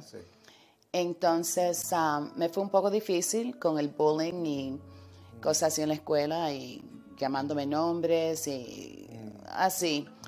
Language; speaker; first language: Spanish; early bilingual, heritage; Spanish